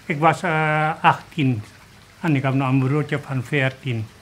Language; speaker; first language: Dutch; early bilingual, other home language; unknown